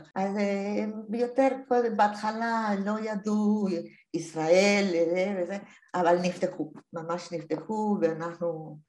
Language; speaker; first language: Hebrew; non-native, fluent; Spanish